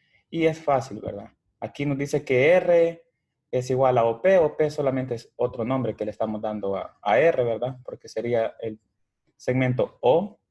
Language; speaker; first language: Spanish; native; Spanish